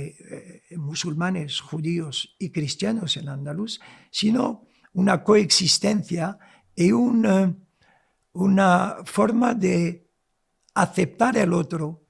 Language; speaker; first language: Spanish; non-native, local second language; Arabic